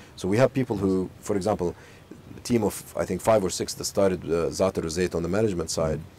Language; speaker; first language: English; non-native, fluent; Arabic